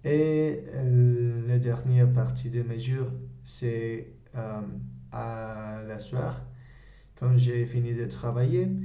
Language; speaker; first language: French; non-native, learner; Spanish